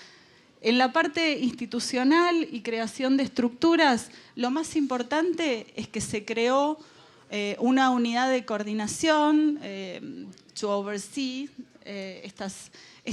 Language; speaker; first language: Spanish; native; Spanish